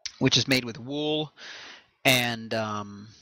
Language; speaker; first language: English; native; English